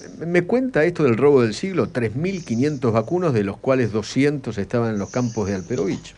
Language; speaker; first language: Spanish; native; Spanish